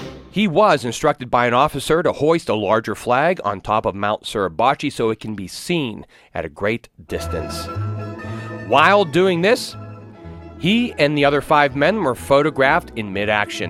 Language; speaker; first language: English; native; English